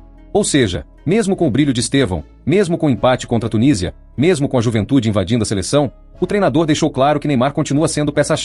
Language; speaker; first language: Portuguese; native; Portuguese